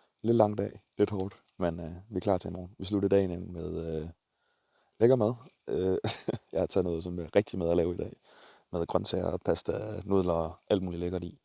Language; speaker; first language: Danish; native; Danish